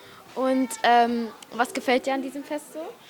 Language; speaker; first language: German; early bilingual, other home language; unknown